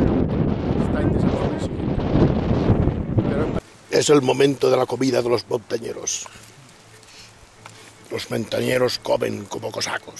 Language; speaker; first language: Spanish; non-native, local second language; Catalan